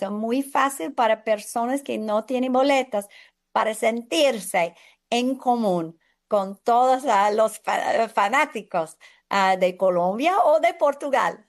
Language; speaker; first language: Spanish; non-native, fluent; English